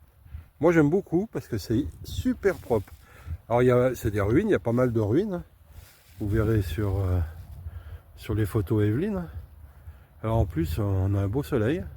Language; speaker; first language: French; native; French